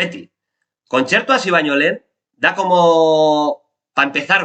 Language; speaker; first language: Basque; non-native, local second language; Spanish